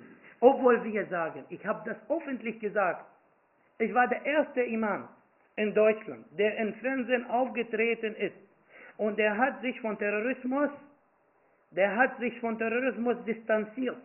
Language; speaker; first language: German; non-native, fluent; Arabic